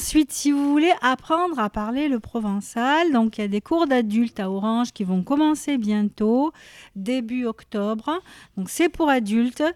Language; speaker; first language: French; native; French